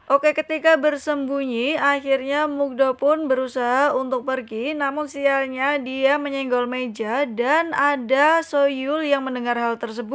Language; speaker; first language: Indonesian; native; Indonesian